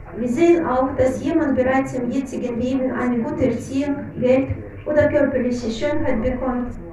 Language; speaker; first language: German; non-native, fluent; Russian